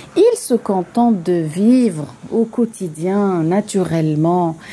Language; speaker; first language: French; non-native, local second language; Arabic